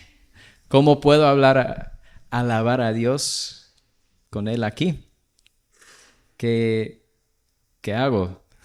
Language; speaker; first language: Spanish; non-native, fluent; English